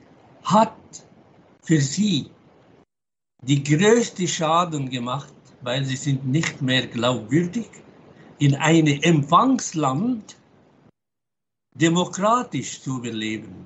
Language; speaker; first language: German; non-native, fluent; Arabic